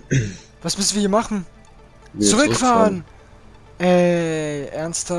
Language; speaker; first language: German; native; German